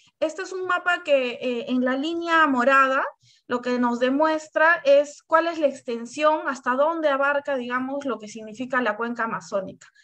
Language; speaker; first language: Spanish; native; Spanish